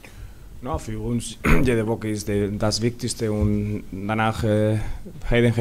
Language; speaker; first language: German; non-native, learner; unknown